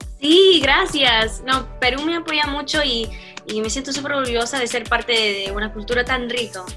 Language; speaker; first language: Spanish; early bilingual, heritage; Spanish